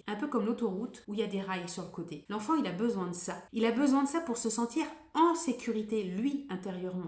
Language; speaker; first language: French; native; French